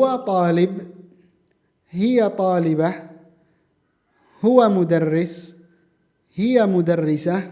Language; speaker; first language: Arabic; non-native, fluent; Indonesian